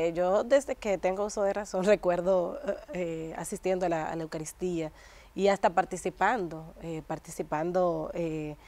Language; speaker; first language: Spanish; native; Spanish